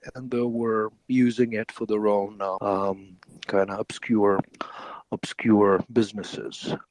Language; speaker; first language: English; non-native, fluent; Ukrainian